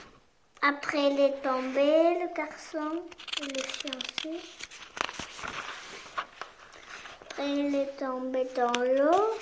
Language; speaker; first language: French; non-native, local second language; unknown